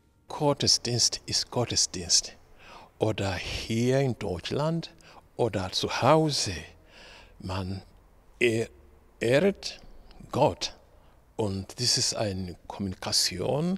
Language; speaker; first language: German; non-native, learner; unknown